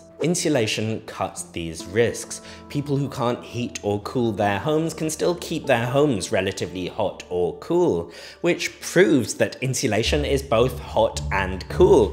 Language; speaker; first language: English; native; English